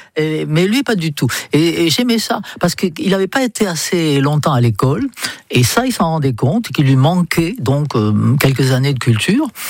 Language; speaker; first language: French; native; French